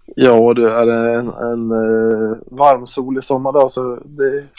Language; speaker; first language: Swedish; native; Swedish